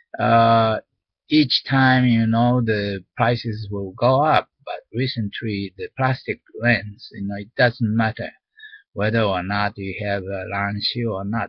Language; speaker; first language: English; non-native, learner; Japanese